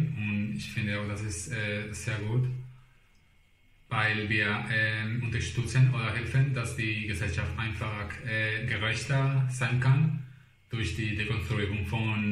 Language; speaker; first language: German; non-native, fluent; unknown